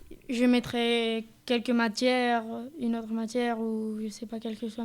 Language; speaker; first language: French; non-native, fluent; Spanish